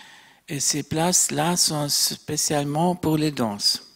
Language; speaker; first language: French; non-native, fluent; German